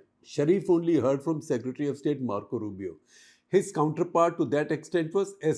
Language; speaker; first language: English; non-native, local second language; Hindi